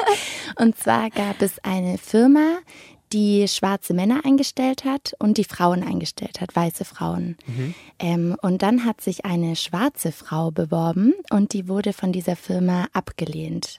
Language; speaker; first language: German; native; German